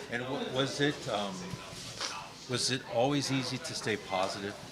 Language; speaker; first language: English; native; English